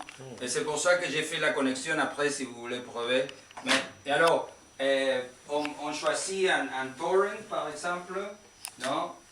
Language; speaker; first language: French; non-native, learner; Spanish